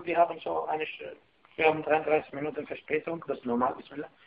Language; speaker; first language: German; non-native, fluent; Arabic